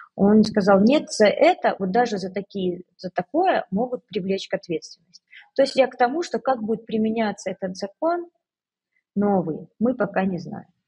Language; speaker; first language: Russian; native; Russian